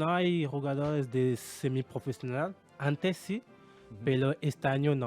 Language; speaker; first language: Spanish; non-native, learner; French